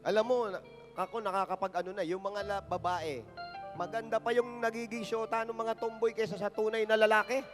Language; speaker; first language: Filipino; native; Filipino